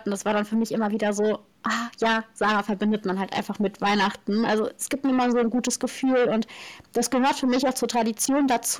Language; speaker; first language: German; native; German